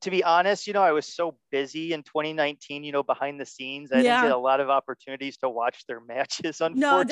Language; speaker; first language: English; native; English